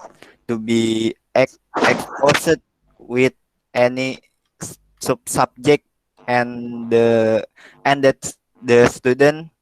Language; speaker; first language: English; non-native, learner; Indonesian